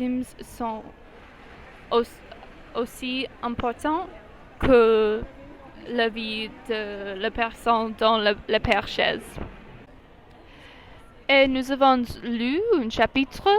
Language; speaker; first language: French; non-native, learner; English